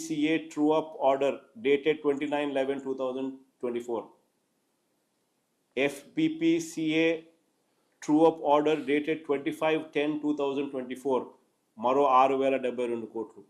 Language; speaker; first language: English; non-native, local second language; Telugu